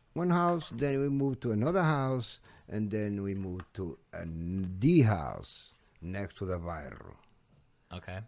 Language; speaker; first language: English; non-native, fluent; Portuguese